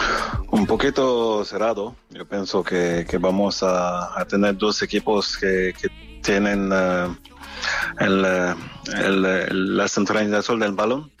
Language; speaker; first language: Spanish; non-native, fluent; French